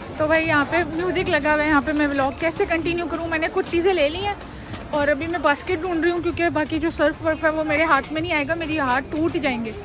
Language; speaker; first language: Urdu; native; Urdu